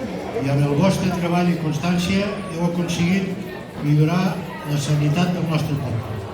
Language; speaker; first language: Catalan; native; Catalan